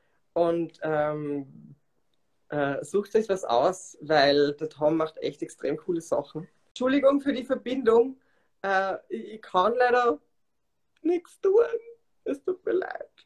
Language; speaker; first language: German; native; German